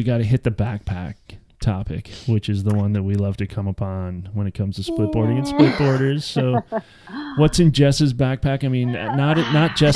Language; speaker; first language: English; native; English